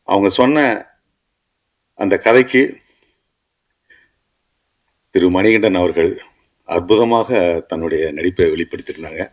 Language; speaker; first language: Tamil; native; Tamil